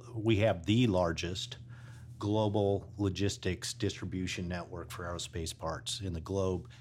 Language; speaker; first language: English; native; English